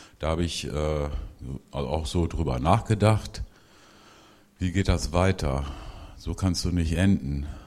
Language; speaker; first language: German; early bilingual, other home language; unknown